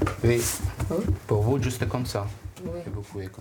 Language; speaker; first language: French; non-native, learner; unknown